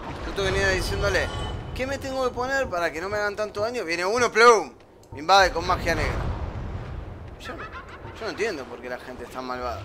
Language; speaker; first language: Spanish; native; Spanish